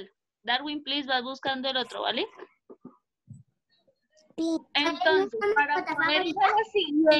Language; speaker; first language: Spanish; native; Spanish